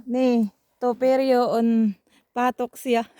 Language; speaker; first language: Finnish; non-native, learner; Filipino